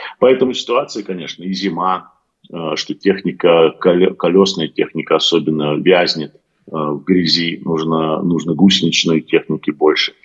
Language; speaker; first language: Russian; early bilingual, heritage; Russian